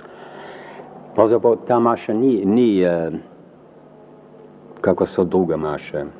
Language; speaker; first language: Slovenian; early bilingual, heritage; French